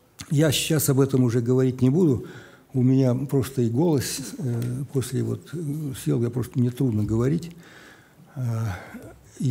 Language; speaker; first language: Russian; native; Russian